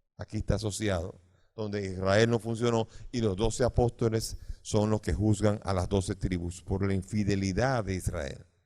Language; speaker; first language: Spanish; native; Spanish